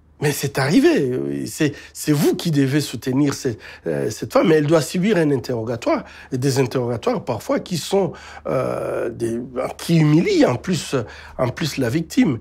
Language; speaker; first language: French; non-native, local second language; Swahili